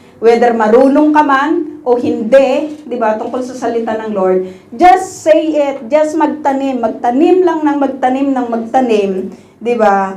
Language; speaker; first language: Filipino; non-native, local second language; Iloko